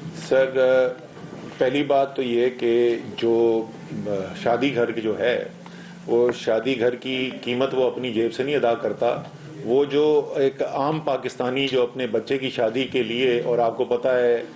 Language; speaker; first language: Urdu; native; Urdu